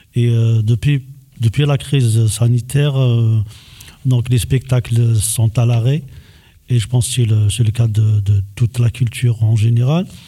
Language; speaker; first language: French; non-native, local second language; Kabyle